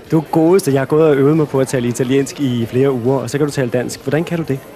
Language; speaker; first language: Danish; native; Danish